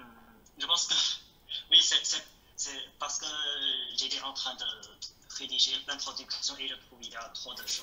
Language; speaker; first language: French; non-native, learner; Chinese